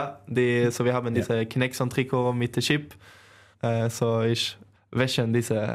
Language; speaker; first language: German; non-native, learner; Swedish